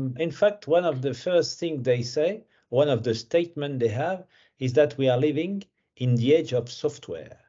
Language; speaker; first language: English; non-native, fluent; French